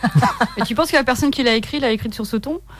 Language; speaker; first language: French; native; French